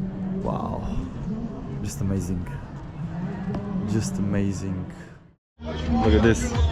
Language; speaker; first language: English; non-native, fluent; Macedonian